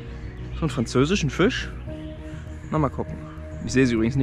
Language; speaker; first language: German; native; German